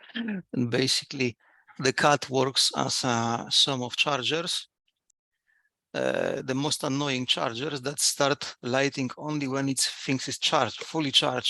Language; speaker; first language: English; non-native, fluent; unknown